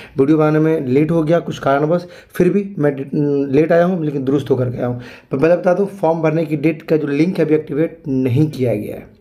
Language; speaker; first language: Hindi; native; Hindi